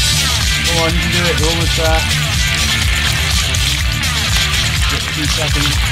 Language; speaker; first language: English; native; English